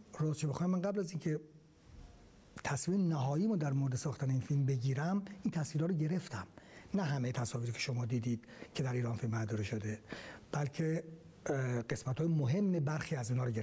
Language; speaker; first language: Persian; native; Persian